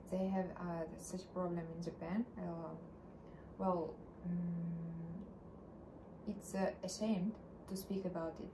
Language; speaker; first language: English; non-native, learner; Russian